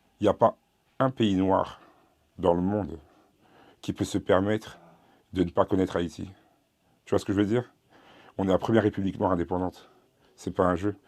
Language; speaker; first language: French; early bilingual, other home language; Haitian Creole